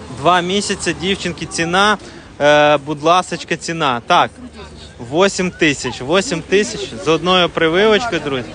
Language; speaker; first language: Ukrainian; non-native, local second language; Russian